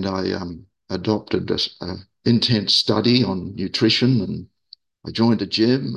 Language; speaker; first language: English; native; English